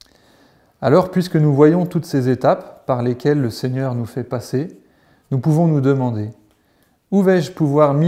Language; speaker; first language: French; native; French